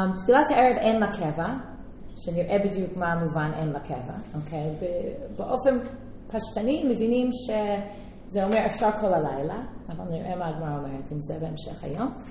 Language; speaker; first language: Hebrew; native; Hebrew